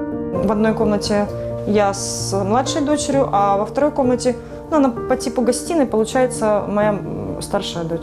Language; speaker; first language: Russian; native; Russian